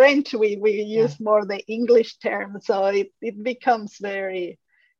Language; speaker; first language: English; non-native, fluent; Spanish